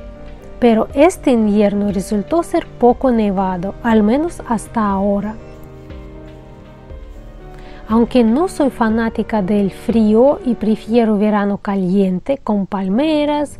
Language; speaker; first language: Spanish; non-native, fluent; Russian